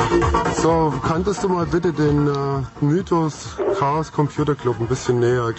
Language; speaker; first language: German; native; German